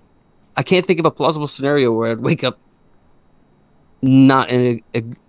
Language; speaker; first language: English; native; English